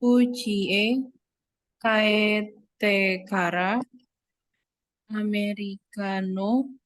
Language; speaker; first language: Japanese; non-native, learner; Indonesian